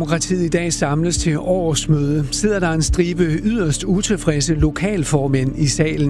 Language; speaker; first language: Danish; native; Danish